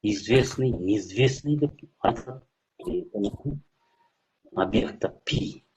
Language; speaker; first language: Russian; non-native, local second language; Kazakh